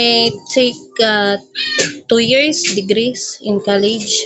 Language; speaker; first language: English; non-native, local second language; Filipino